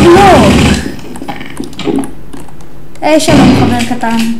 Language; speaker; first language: Hebrew; native; Hebrew